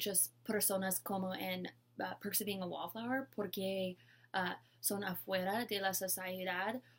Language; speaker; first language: Spanish; non-native, learner; English